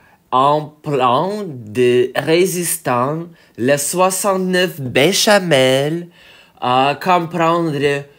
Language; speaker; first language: French; non-native, learner; English